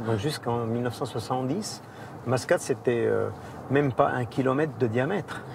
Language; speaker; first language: French; non-native, local second language; Arabic